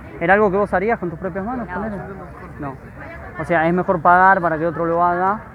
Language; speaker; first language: Spanish; native; Spanish